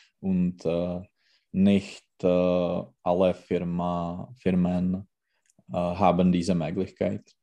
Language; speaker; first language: German; non-native, learner; Czech